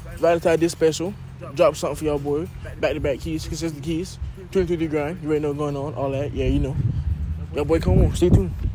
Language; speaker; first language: English; native; English